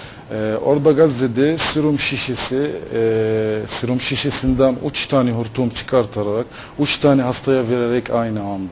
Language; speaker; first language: Turkish; non-native, fluent; Arabic